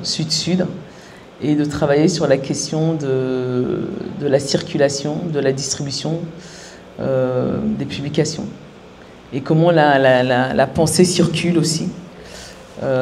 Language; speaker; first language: French; native; French